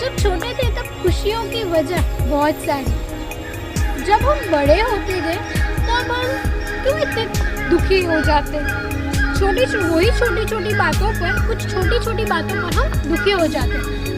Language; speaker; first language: Hindi; non-native, local second language; Gujarati